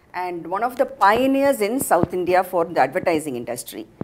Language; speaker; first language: English; non-native, local second language; Tamil